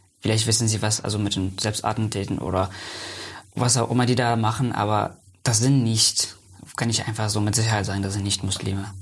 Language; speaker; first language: German; non-native, fluent; Persian